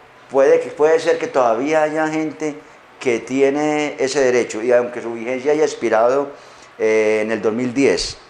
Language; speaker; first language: Spanish; native; Spanish